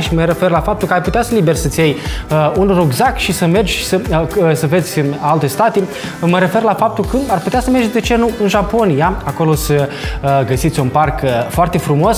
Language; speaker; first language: Romanian; native; Romanian